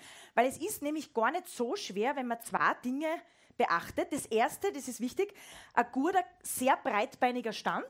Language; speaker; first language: German; native; German